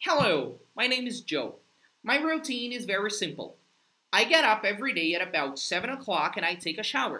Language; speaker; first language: English; non-native, fluent; Portuguese